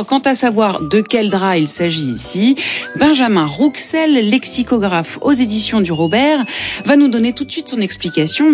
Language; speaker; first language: French; native; French